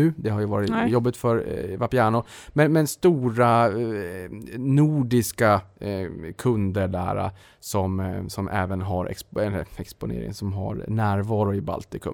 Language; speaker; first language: Swedish; native; Swedish